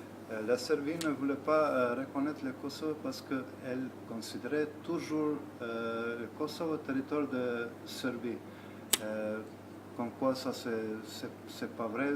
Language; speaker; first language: French; non-native, learner; Albanian